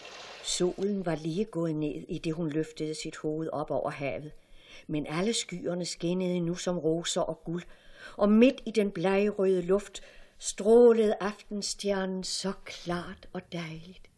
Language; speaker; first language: Danish; native; Danish